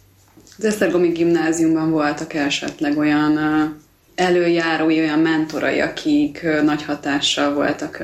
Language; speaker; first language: Hungarian; native; Hungarian